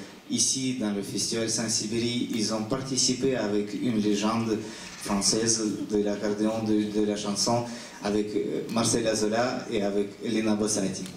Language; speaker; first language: French; non-native, fluent; Russian